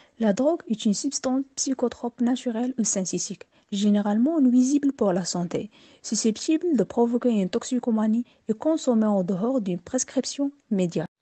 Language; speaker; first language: French; non-native, local second language; Arabic